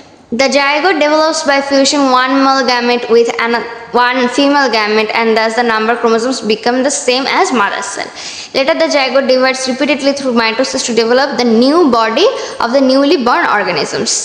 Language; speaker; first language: English; non-native, local second language; Bangla